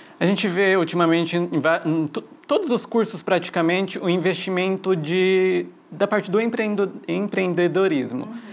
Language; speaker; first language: Portuguese; native; Portuguese